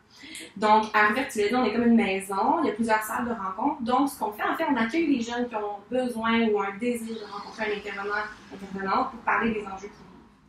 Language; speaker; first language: French; native; French